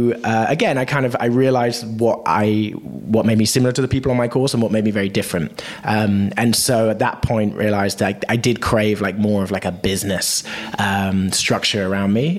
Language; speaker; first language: English; native; English